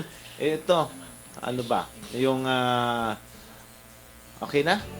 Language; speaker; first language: Filipino; native; Filipino